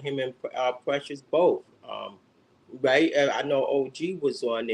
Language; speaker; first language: English; native; English